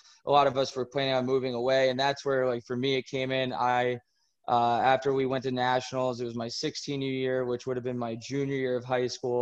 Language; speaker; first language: English; native; English